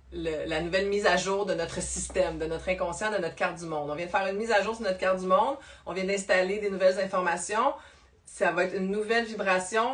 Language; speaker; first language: French; native; French